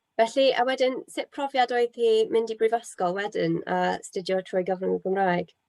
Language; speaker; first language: Welsh; non-native, local second language; English